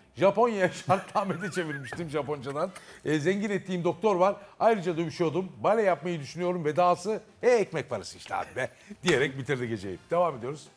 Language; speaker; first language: Turkish; native; Turkish